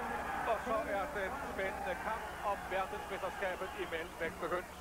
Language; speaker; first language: Danish; native; Danish